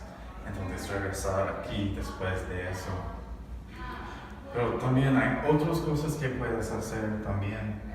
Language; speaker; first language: Spanish; non-native, learner; English